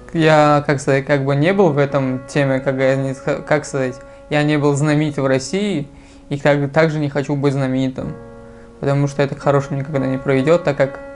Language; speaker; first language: Russian; non-native, local second language; Tajik